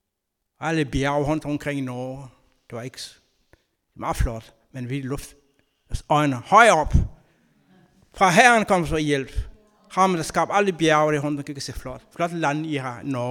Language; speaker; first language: Danish; non-native, learner; Kabuverdianu